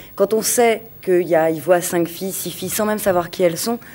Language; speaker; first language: French; native; French